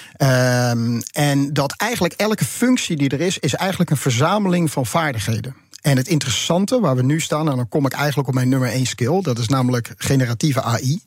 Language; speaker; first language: Dutch; native; Dutch